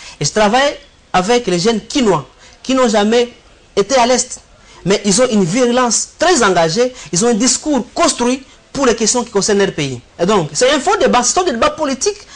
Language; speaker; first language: French; non-native, local second language; Swahili